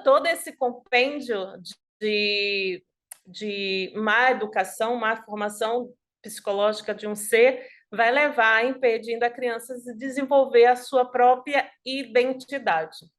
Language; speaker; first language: Portuguese; native; Portuguese